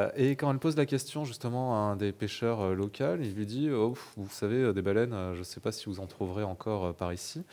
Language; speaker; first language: French; native; French